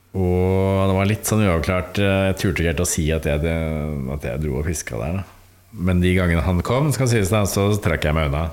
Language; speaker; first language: Norwegian; native; Norwegian